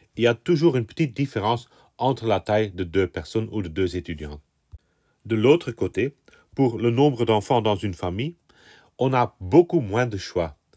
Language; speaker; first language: French; non-native, local second language; Dutch